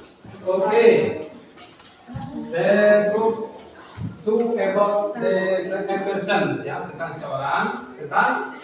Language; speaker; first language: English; non-native, learner; Indonesian